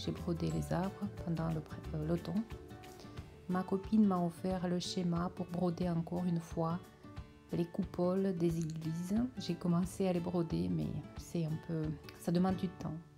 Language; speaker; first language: French; non-native, fluent; Russian